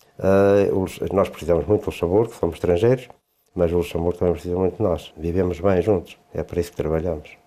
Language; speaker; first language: Portuguese; native; Portuguese